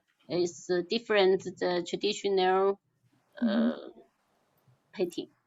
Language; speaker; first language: English; non-native, learner; Chinese